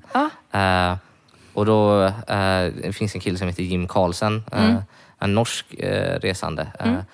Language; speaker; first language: Swedish; native; Swedish